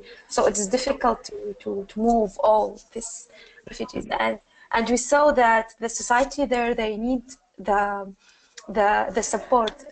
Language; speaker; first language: English; non-native, learner; Arabic